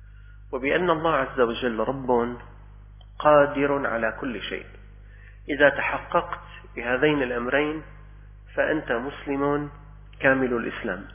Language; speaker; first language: Arabic; native; Arabic